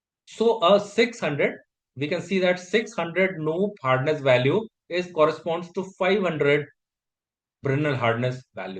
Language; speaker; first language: English; non-native, local second language; Hindi